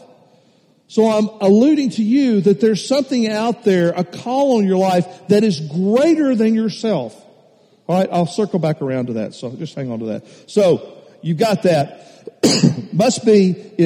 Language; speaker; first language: English; native; English